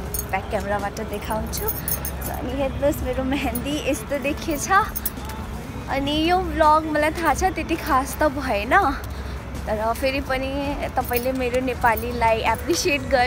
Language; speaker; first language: Nepali; early bilingual, heritage; Hindi